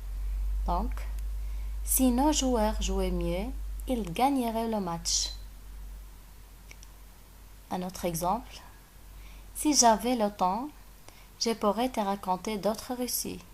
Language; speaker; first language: French; non-native, fluent; Arabic